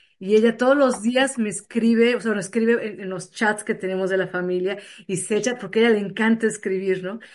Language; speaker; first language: Spanish; native; Spanish